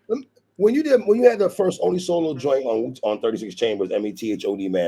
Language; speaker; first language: English; native; English